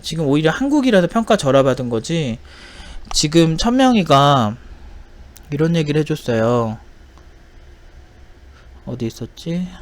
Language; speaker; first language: Korean; native; Korean